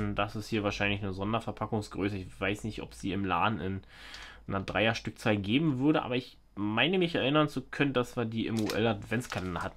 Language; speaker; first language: German; native; German